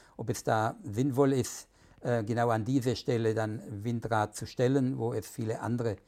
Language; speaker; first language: German; native; German